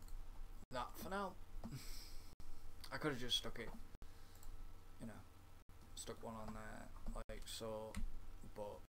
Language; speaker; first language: English; native; English